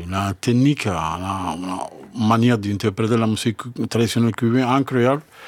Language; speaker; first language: French; non-native, learner; Spanish